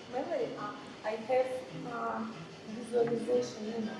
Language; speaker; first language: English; non-native, learner; Russian